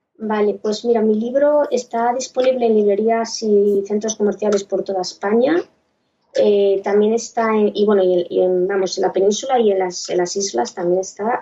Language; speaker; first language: Spanish; native; Spanish